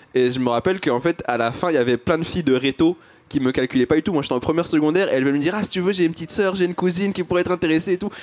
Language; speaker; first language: French; native; French